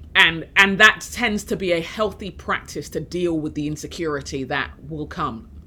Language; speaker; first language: English; early bilingual, other home language; Yoruba